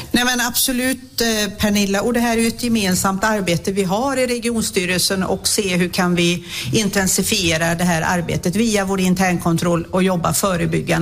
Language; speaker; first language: Swedish; native; Swedish